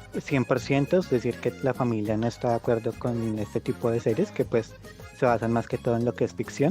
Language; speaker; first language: Spanish; native; Spanish